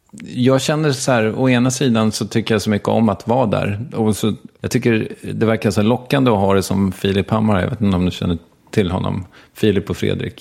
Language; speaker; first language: Swedish; native; Swedish